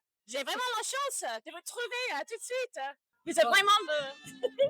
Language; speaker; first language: French; non-native, fluent; English